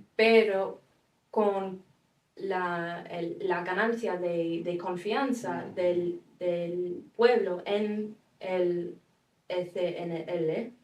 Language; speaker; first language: Spanish; non-native, fluent; English